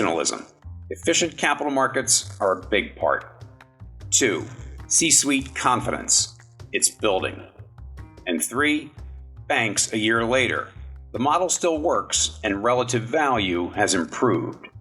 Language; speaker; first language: English; native; English